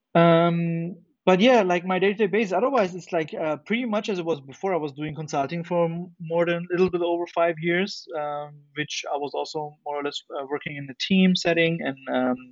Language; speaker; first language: English; non-native, fluent; German